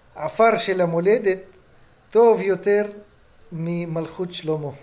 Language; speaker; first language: Hebrew; non-native, fluent; Russian